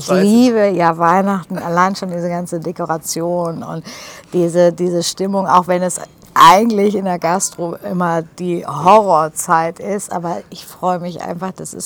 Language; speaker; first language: German; native; German